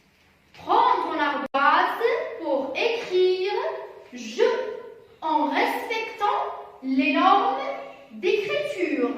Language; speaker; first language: French; non-native, local second language; Arabic